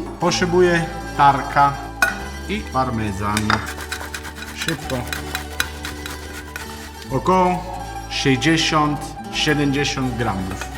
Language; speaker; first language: Polish; non-native, learner; Italian